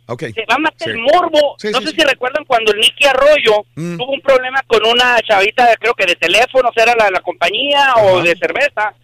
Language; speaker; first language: Spanish; native; Spanish